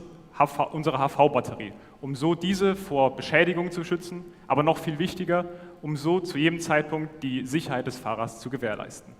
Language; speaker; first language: German; native; German